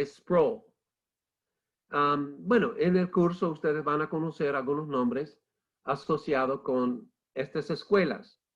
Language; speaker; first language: Spanish; non-native, fluent; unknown